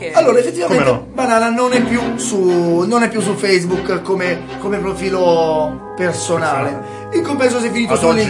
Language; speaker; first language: Italian; native; Italian